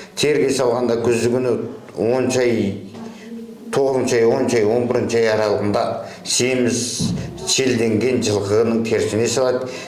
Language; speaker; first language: Kazakh; early bilingual, heritage; Kazakh